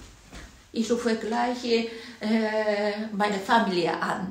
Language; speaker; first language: German; non-native, fluent; Korean